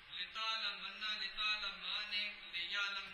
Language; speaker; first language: Arabic; non-native, learner; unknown